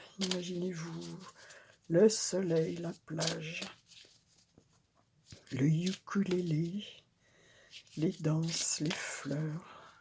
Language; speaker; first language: French; native; French